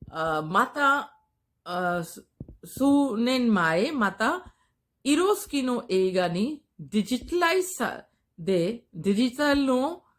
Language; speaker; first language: Japanese; non-native, fluent; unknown